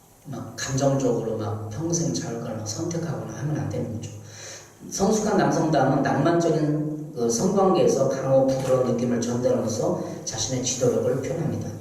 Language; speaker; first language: Korean; native; Korean